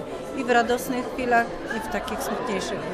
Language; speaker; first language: Polish; native; Polish